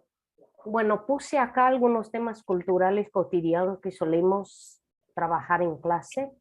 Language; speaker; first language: Spanish; non-native, fluent; Portuguese